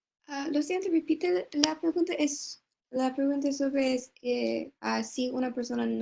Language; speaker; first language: Spanish; non-native, learner; English